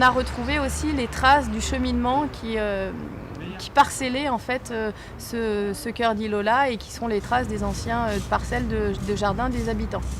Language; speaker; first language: French; native; French